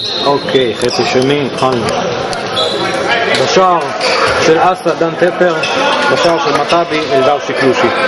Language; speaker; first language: Hebrew; native; Hebrew